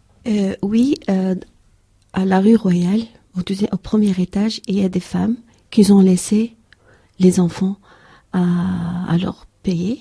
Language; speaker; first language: French; non-native, learner; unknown